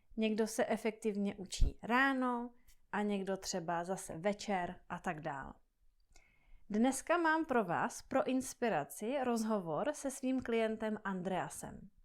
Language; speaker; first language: Czech; native; Czech